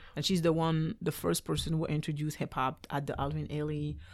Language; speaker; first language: English; non-native, fluent; French